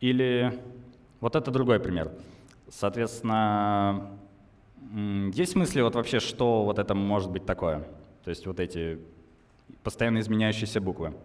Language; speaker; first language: Russian; native; Russian